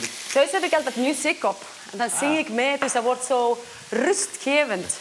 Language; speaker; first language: Dutch; non-native, fluent; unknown